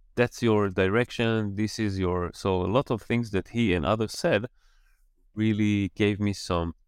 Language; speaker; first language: English; non-native, fluent; Hebrew